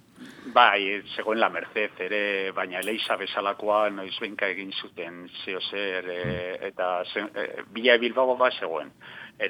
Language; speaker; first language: Basque; non-native, local second language; Spanish